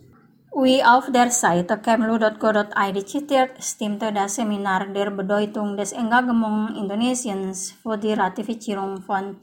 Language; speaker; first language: German; non-native, fluent; Indonesian